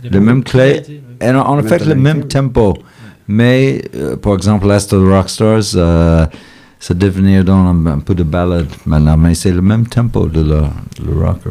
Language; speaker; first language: French; non-native, fluent; English